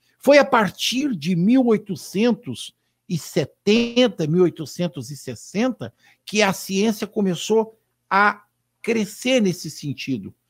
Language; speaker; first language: Portuguese; native; Portuguese